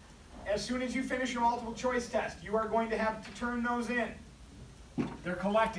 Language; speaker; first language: English; native; English